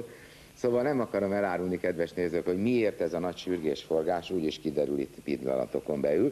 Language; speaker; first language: Hungarian; native; Hungarian